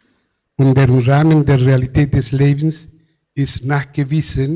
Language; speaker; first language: German; non-native, fluent; Spanish